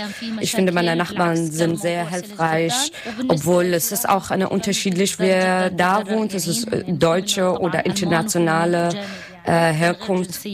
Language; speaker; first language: German; non-native, learner; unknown